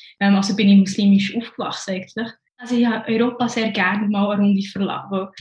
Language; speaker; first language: German; early bilingual, other home language; Arabic